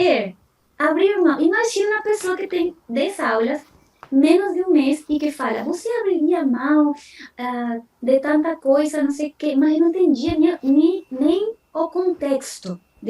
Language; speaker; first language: Portuguese; non-native, fluent; Spanish